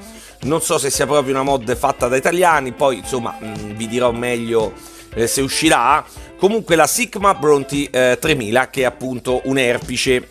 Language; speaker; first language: Italian; native; Italian